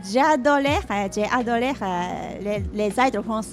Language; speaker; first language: French; non-native, learner; Japanese